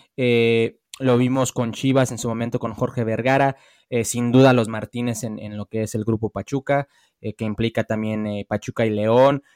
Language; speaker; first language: Spanish; early bilingual, heritage; Spanish